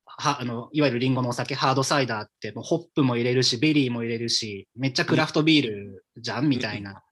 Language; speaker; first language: Japanese; native; Japanese